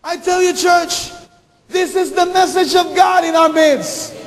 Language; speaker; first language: English; non-native, local second language; Filipino